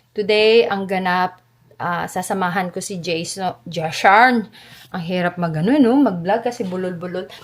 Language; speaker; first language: Filipino; native; Filipino